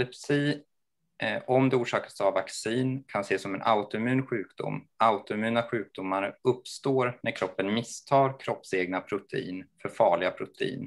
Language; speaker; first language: Swedish; native; Swedish